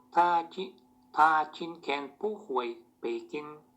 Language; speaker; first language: Chinese; non-native, learner; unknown